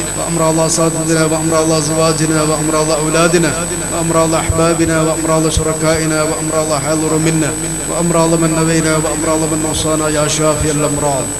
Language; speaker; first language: Arabic; non-native, fluent; Malayalam